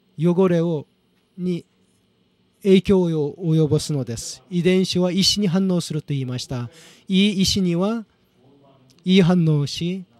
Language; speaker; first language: Japanese; non-native, fluent; Korean